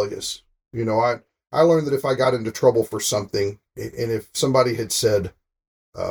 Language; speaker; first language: English; native; English